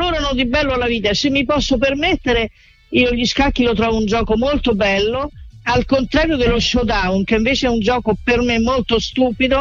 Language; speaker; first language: Italian; native; Italian